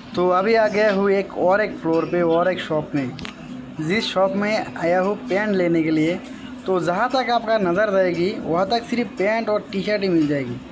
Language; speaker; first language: Hindi; non-native, local second language; Bangla